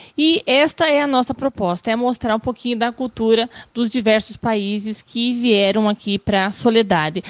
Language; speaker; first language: Portuguese; native; Portuguese